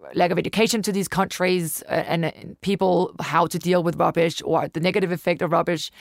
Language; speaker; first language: English; non-native, fluent; Danish